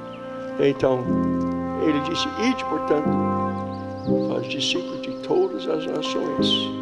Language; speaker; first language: Portuguese; non-native, fluent; English